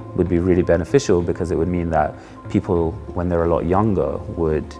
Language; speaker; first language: English; native; English